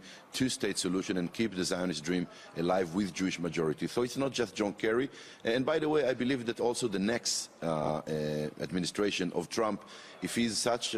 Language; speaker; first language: English; non-native, fluent; Hebrew